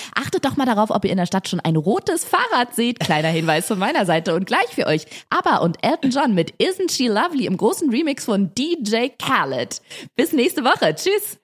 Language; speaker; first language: German; early bilingual, other home language; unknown